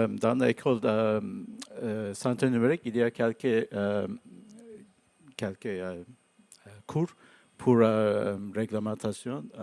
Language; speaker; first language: French; non-native, learner; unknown